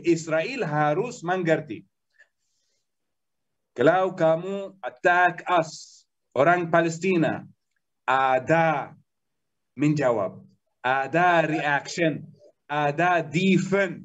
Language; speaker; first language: Indonesian; non-native, learner; Arabic